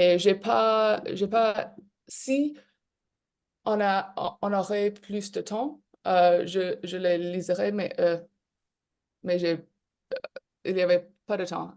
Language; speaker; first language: French; non-native, local second language; English